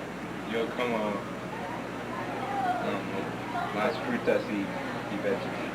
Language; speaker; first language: Spanish; non-native, learner; English